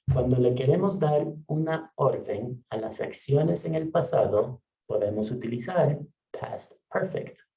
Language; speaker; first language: Spanish; non-native, fluent; English